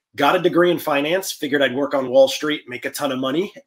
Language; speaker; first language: English; native; English